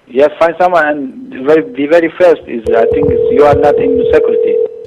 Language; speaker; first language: English; non-native, learner; Turkish